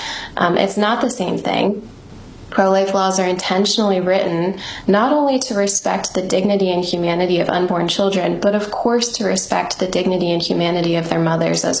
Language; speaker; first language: English; native; English